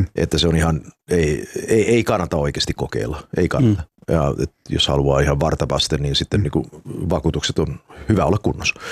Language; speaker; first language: Finnish; non-native, fluent; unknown